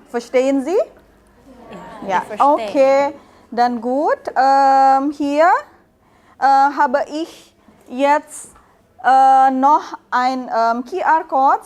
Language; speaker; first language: German; non-native, learner; Indonesian